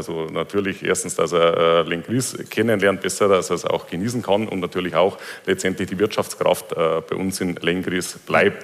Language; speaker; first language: German; native; German